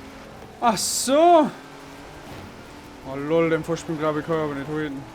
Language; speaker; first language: German; native; German